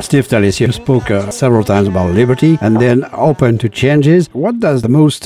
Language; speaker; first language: English; non-native, fluent; French